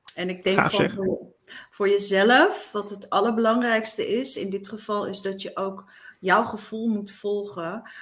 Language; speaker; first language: Dutch; native; Dutch